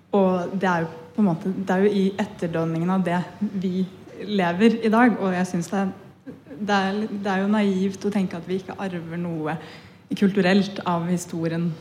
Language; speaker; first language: Norwegian; early bilingual, other home language; Punjabi